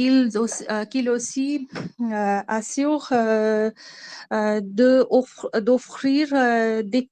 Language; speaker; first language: French; non-native, learner; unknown